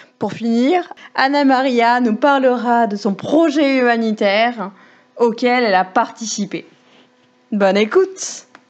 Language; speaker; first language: French; native; French